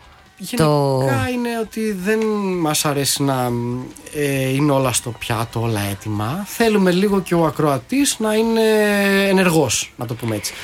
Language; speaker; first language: Greek; native; Greek